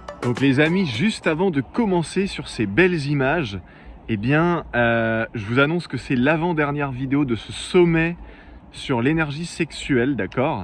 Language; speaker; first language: French; native; French